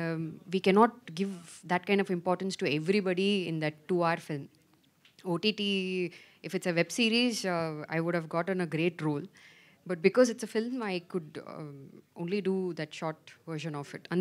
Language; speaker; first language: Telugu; non-native, fluent; Tamil